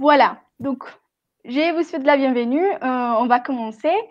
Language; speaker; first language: French; non-native, fluent; Spanish